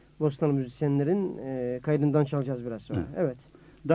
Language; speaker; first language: Turkish; native; Turkish